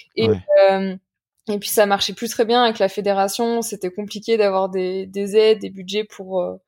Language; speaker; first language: French; native; French